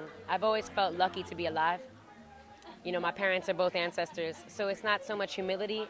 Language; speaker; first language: English; native; English